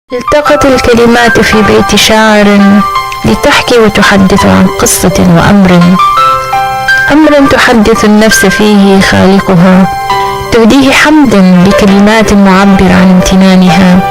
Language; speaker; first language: Arabic; native; Arabic